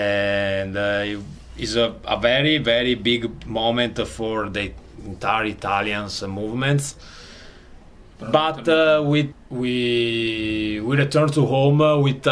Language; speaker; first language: English; non-native, learner; Italian